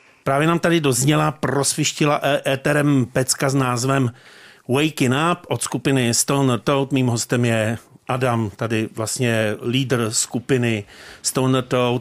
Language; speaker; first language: Czech; native; Czech